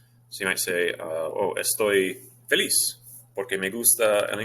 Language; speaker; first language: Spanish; non-native, fluent; English